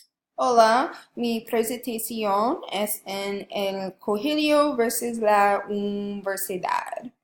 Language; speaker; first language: Spanish; non-native, learner; English